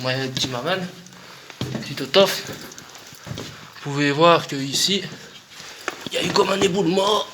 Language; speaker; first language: French; native; French